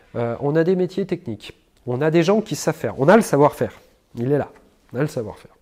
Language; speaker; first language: French; native; French